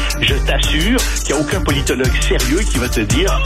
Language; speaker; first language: French; native; French